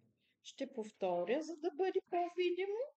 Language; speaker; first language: Bulgarian; native; Bulgarian